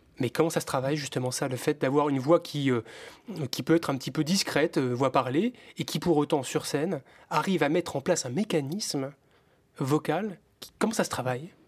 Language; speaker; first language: French; native; French